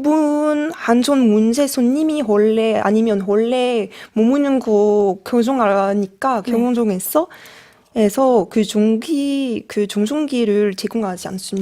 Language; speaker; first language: Korean; non-native, fluent; French